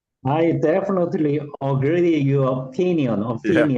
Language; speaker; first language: English; non-native, learner; Korean